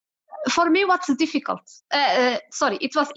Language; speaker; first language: English; non-native, learner; Arabic